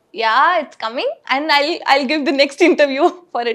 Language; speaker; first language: English; non-native, local second language; Tamil